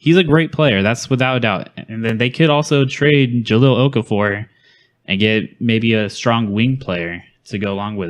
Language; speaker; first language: English; native; English